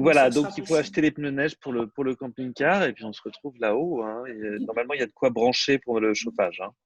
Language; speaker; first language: French; native; French